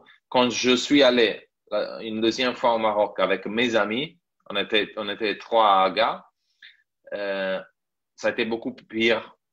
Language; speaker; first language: French; non-native, fluent; Italian